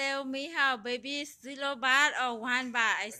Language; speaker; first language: English; non-native, learner; Thai